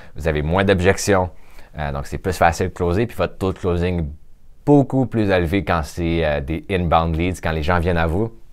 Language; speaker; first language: French; native; French